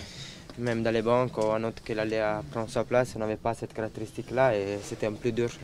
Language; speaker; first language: French; non-native, fluent; Italian